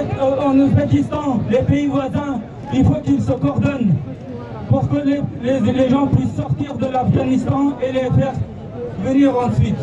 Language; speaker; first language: French; non-native, fluent; Persian